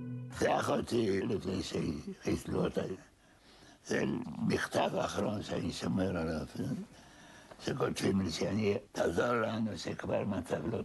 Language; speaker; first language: Hebrew; non-native, fluent; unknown